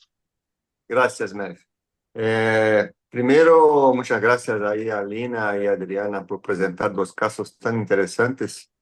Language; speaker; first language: Spanish; non-native, fluent; Portuguese